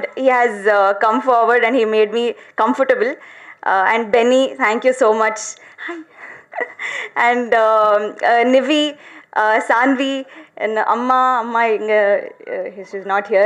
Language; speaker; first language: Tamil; non-native, learner; Telugu